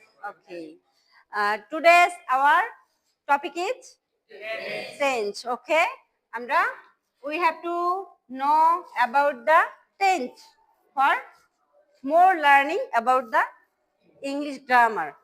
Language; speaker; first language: English; non-native, local second language; Bangla